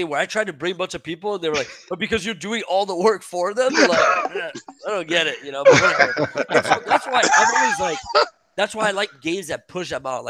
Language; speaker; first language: English; non-native, fluent; French